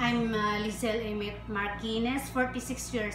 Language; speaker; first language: English; non-native, learner; Hiligaynon